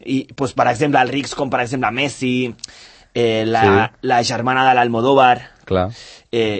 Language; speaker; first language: Catalan; native; Catalan